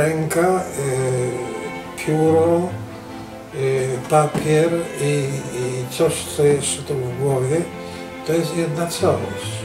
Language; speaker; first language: Polish; native; Polish